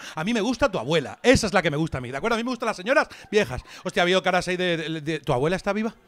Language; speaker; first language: Spanish; native; Spanish